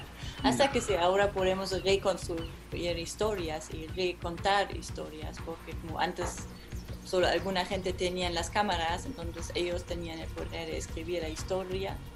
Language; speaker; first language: Spanish; non-native, fluent; German